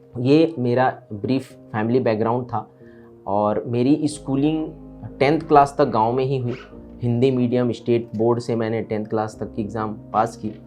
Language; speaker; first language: Hindi; native; Hindi